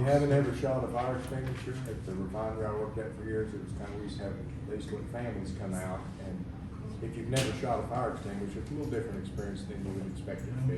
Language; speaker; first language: English; native; English